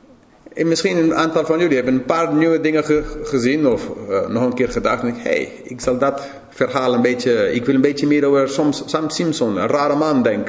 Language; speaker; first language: Dutch; non-native, fluent; English